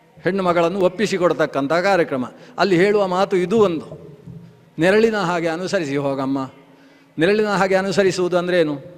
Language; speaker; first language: Kannada; non-native, local second language; Tulu